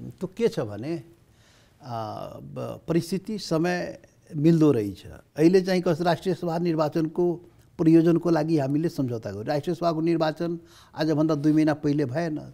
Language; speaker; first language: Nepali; non-native, local second language; Maithili